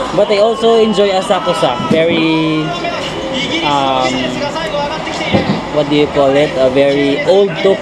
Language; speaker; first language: English; non-native, local second language; Filipino